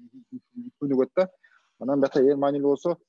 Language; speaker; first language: Kyrgyz; non-native, local second language; Russian